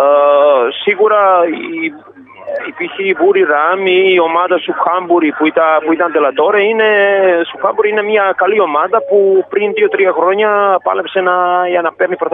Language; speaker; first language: Greek; non-native, fluent; Serbian